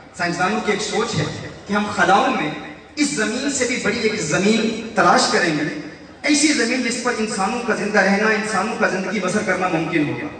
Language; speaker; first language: Urdu; early bilingual, heritage; Urdu